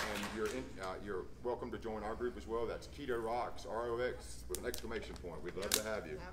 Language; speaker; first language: English; native; English